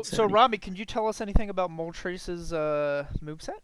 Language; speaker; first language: English; native; English